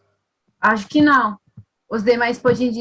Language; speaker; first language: Portuguese; non-native, fluent; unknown